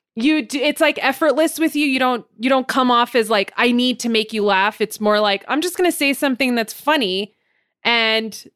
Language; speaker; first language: English; native; English